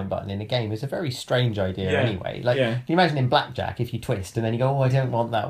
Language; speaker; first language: English; native; English